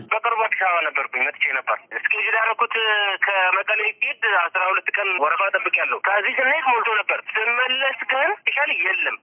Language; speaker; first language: Amharic; non-native, local second language; Tigrinya